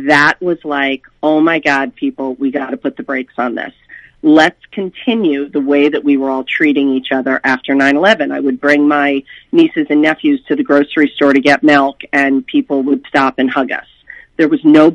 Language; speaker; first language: English; native; English